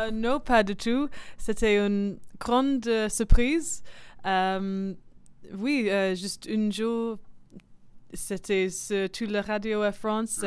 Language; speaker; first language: French; non-native, learner; English